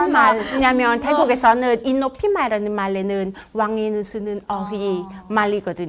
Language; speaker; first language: Korean; non-native, learner; Thai